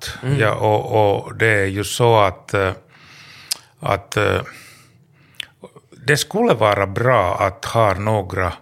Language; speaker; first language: Swedish; non-native, learner; Finnish